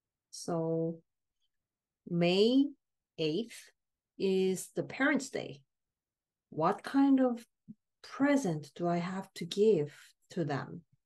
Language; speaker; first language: English; non-native, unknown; Korean